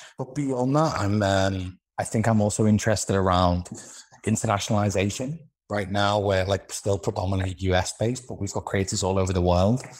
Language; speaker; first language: English; native; English